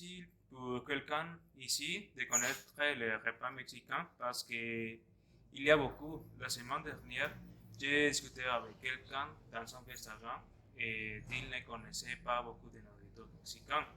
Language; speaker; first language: French; non-native, learner; Spanish